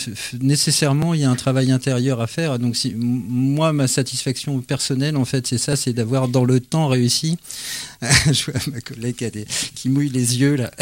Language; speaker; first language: French; native; French